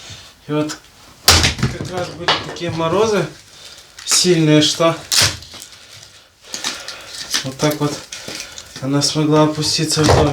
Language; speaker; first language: Russian; native; Russian